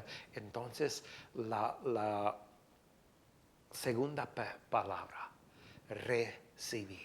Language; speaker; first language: Spanish; non-native, fluent; English